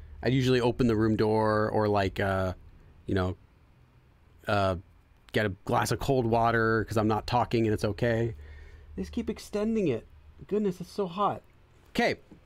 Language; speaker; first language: English; native; English